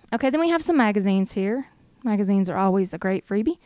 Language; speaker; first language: English; native; English